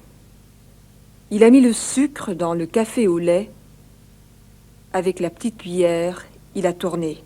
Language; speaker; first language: French; native; French